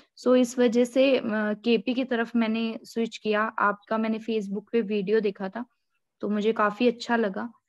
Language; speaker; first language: Hindi; native; Hindi